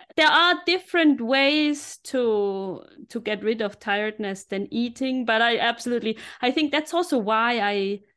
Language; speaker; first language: English; non-native, fluent; German